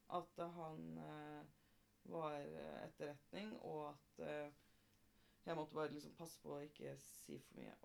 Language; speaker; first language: Norwegian; native; Norwegian